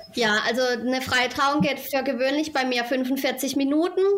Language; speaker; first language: German; native; German